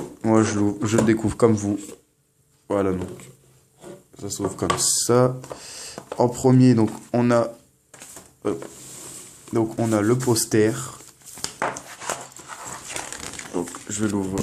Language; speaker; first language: French; native; French